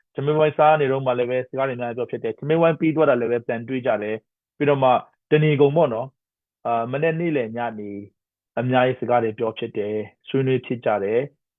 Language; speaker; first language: Burmese; non-native, local second language; Hakha Chin